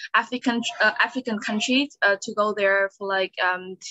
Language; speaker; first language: English; non-native, fluent; Vietnamese